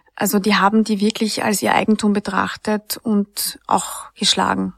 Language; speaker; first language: German; native; German